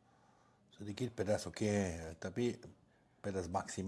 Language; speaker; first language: Indonesian; non-native, learner; French